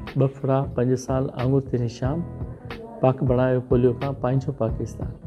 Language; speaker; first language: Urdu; non-native, local second language; Sindhi